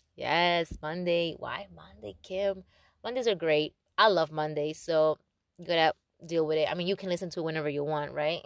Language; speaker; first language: English; non-native, fluent; Spanish